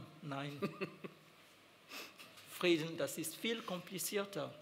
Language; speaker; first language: German; non-native, fluent; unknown